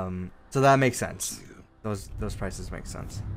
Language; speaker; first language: English; native; English